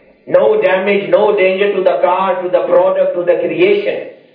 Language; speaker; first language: English; non-native, local second language; Urdu